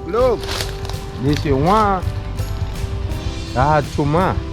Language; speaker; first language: English; non-native, learner; Spanish